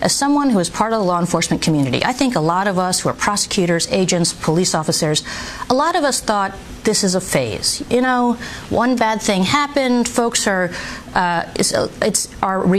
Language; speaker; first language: English; native; English